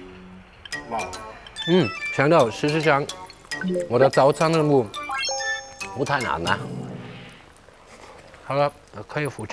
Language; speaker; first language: Chinese; non-native, fluent; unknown